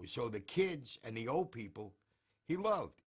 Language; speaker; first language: English; native; English